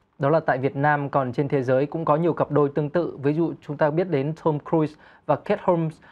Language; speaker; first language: Vietnamese; native; Vietnamese